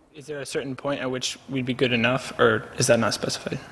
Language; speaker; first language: English; native; English